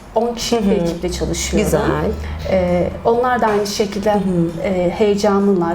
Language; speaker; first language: Turkish; native; Turkish